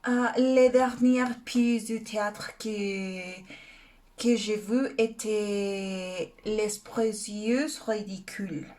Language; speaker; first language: French; non-native, learner; Spanish